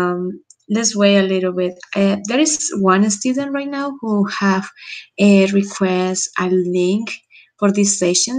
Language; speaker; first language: English; non-native, fluent; Spanish